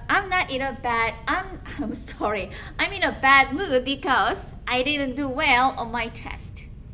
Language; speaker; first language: English; non-native, fluent; Korean